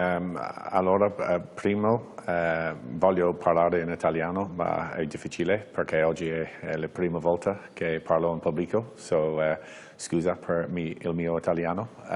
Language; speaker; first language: Italian; non-native, learner; English